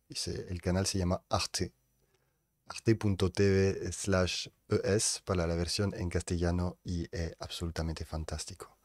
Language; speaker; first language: Spanish; non-native, fluent; French